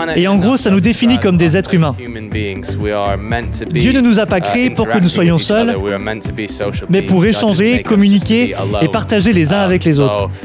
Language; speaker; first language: French; non-native, fluent; English